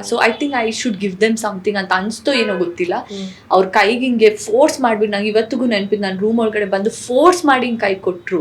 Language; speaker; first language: Kannada; non-native, local second language; Tulu